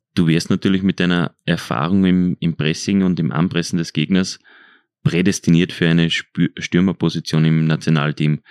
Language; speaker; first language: German; native; German